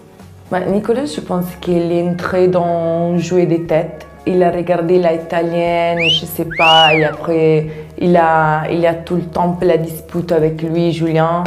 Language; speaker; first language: French; non-native, learner; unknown